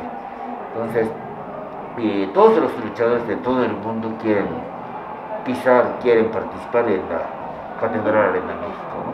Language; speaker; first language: Spanish; non-native, fluent; Japanese